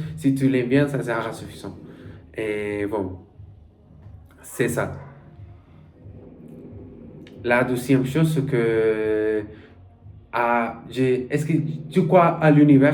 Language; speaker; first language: French; non-native, learner; Spanish